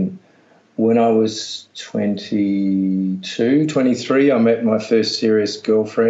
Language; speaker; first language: English; native; English